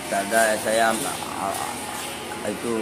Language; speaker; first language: Indonesian; non-native, learner; Rohingya